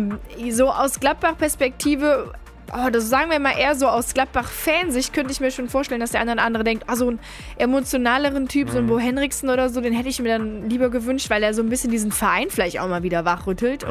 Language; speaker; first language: German; native; German